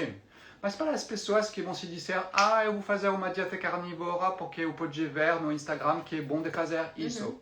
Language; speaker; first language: Portuguese; non-native, fluent; French